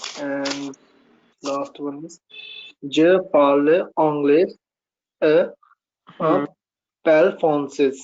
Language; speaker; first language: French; non-native, learner; Hindi